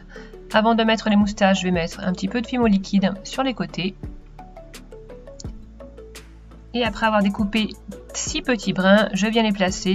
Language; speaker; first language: French; native; French